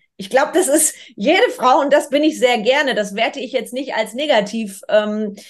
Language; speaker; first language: German; non-native, fluent; Russian